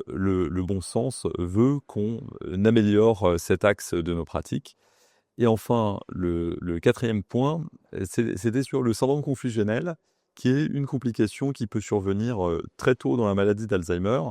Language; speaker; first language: French; native; French